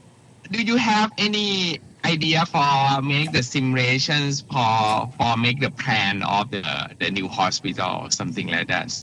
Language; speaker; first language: English; non-native, learner; Thai